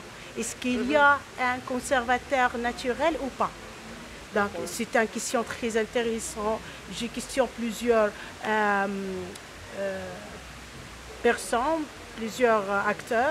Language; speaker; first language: French; non-native, local second language; Arabic